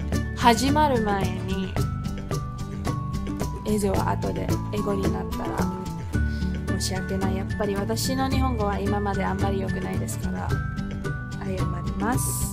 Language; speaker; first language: Japanese; non-native, learner; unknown